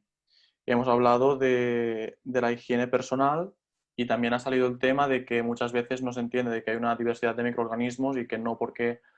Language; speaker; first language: Spanish; native; Spanish